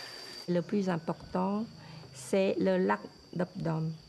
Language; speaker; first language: French; non-native, fluent; Vietnamese